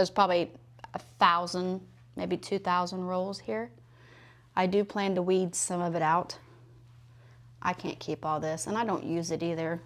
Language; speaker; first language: English; native; English